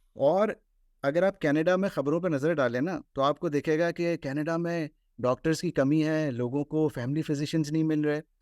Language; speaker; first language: Urdu; native; Urdu